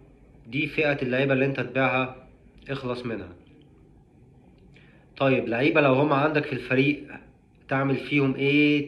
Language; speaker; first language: Arabic; native; Arabic